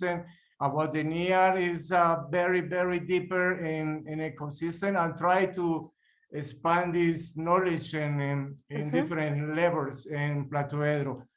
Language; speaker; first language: English; non-native, learner; Spanish